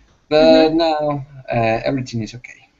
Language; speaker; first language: English; non-native, learner; Spanish